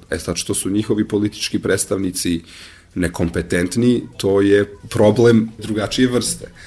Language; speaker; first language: Serbian; non-native, local second language; Albanian